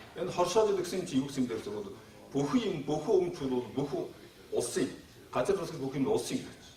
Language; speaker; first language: Mongolian; native; Mongolian